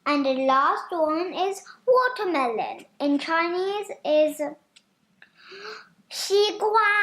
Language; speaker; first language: English; non-native, fluent; Chinese